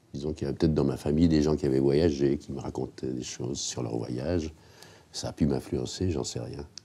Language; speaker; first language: French; native; French